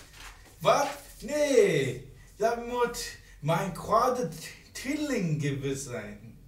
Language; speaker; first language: Dutch; non-native, learner; English